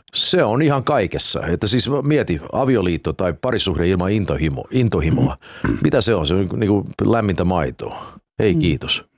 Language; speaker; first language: Finnish; early bilingual, heritage; Finnish